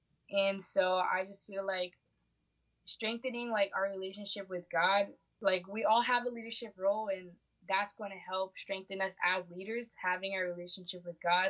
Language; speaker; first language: English; early bilingual, other home language; Portuguese